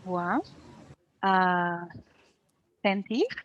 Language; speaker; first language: French; non-native, learner; Portuguese